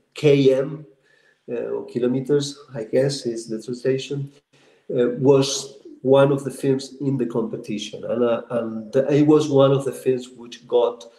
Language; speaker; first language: English; non-native, fluent; Spanish